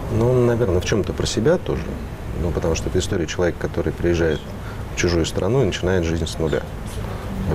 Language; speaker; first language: Russian; native; Russian